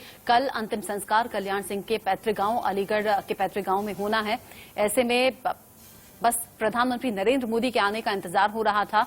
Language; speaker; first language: Hindi; native; Hindi